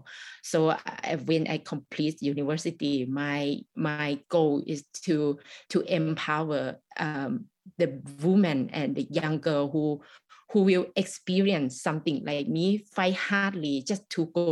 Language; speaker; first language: English; non-native, learner; Thai